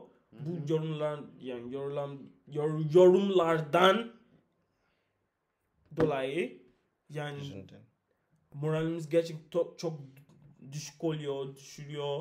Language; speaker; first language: Turkish; non-native, learner; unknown